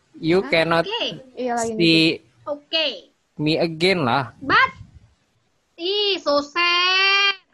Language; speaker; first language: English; non-native, learner; Indonesian